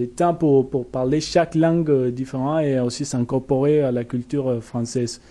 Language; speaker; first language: French; non-native, fluent; Spanish